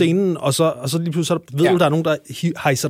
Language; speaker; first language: Danish; native; Danish